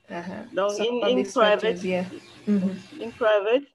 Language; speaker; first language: English; non-native, learner; French